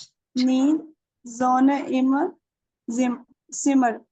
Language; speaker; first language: German; non-native, learner; Hindi